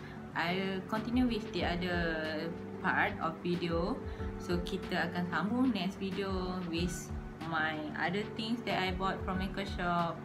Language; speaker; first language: English; non-native, local second language; Malay